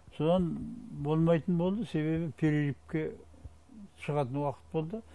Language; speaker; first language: Kazakh; native; Kazakh